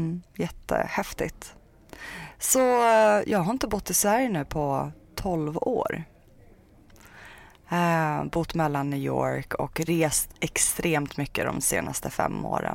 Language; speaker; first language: Swedish; early bilingual, other home language; Persian